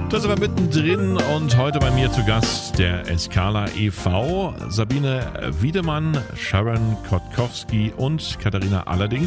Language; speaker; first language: German; native; German